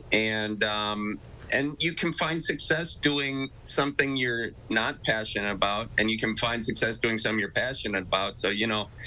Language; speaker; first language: English; native; English